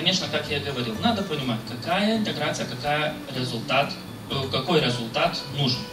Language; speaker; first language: Russian; non-native, fluent; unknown